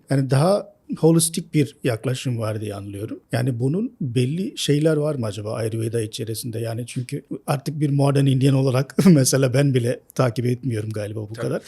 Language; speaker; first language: Turkish; non-native, fluent; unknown